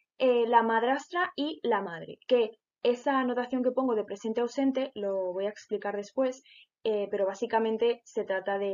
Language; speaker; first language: Spanish; native; Spanish